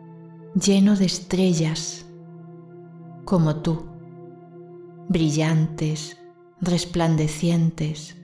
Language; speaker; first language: Spanish; native; Spanish